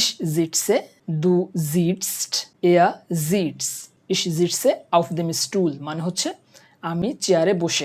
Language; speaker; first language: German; non-native, fluent; Bangla